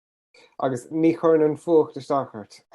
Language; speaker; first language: Irish; native; Irish